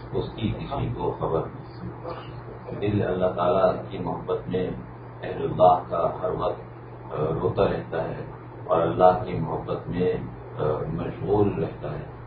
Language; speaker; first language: Urdu; native; Urdu